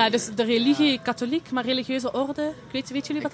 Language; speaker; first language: Dutch; native; Dutch